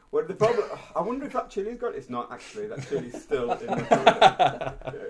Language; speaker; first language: English; native; English